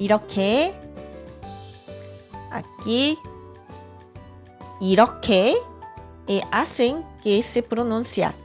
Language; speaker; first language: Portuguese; non-native, fluent; Korean